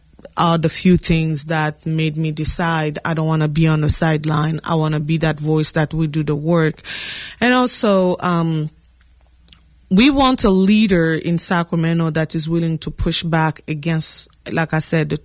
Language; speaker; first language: English; non-native, fluent; French